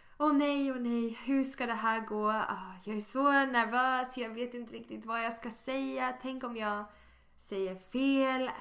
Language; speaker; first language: Swedish; native; Swedish